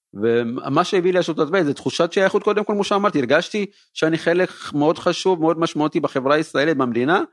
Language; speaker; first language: Hebrew; early bilingual, other home language; Amharic